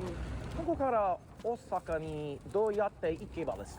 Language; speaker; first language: Japanese; non-native, learner; English